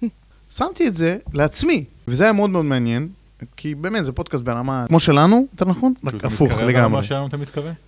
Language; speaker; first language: Hebrew; non-native, fluent; Russian